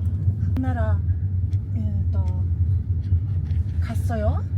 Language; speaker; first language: Korean; non-native, learner; Japanese